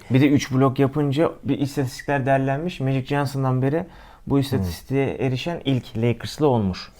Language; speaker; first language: Turkish; native; Turkish